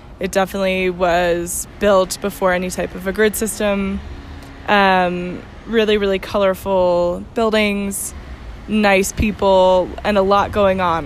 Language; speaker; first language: English; native; English